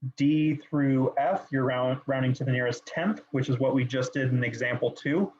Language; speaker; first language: English; native; English